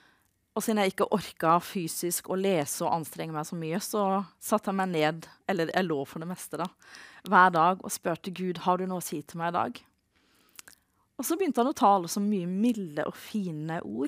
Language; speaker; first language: Norwegian; native; Norwegian